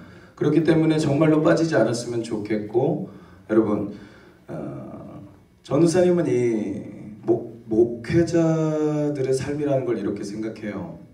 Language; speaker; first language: Korean; native; Korean